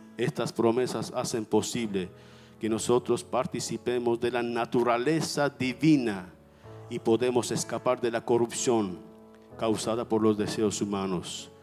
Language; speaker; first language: Spanish; non-native, fluent; Armenian